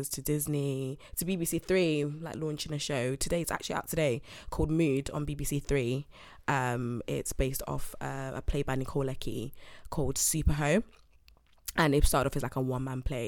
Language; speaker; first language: English; native; English